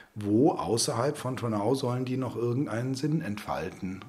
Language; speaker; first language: German; native; German